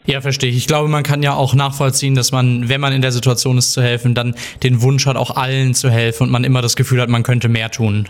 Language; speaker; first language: German; native; German